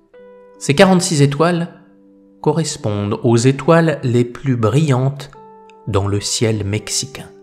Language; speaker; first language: French; native; French